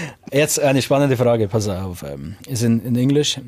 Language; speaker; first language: German; native; German